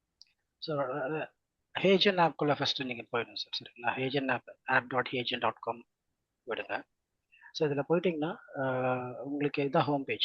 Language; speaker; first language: Tamil; native; Tamil